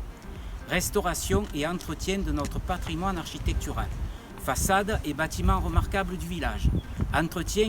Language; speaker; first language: French; native; French